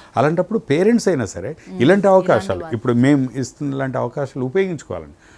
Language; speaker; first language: Telugu; native; Telugu